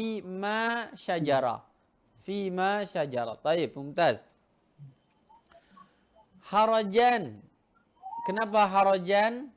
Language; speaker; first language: Arabic; non-native, fluent; Indonesian